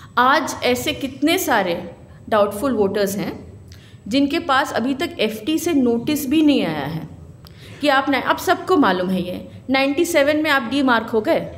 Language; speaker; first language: Hindi; non-native, local second language; Bangla